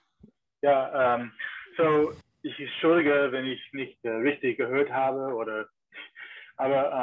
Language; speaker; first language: German; non-native, fluent; English